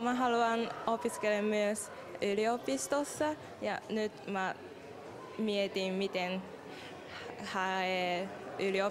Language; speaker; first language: Finnish; non-native, learner; Japanese